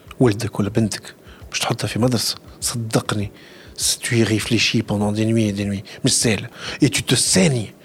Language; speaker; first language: French; non-native, local second language; Arabic